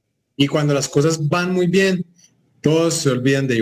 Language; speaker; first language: Spanish; native; Spanish